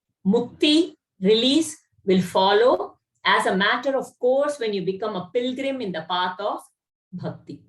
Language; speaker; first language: English; non-native, local second language; Kannada